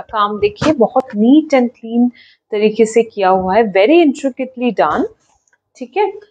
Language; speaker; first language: Hindi; non-native, local second language; Bangla